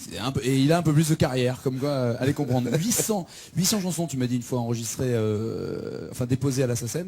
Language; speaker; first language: French; native; French